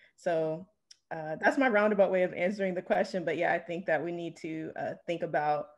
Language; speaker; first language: English; native; English